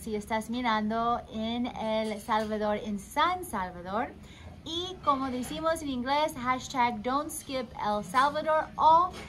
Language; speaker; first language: Spanish; non-native, learner; English